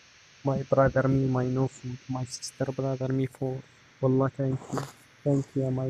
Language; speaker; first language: English; non-native, learner; Arabic